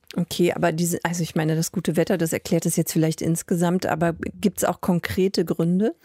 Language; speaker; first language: German; native; German